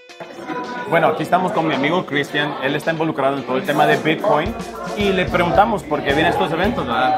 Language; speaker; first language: Spanish; native; Spanish